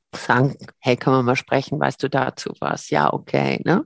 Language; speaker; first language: German; native; German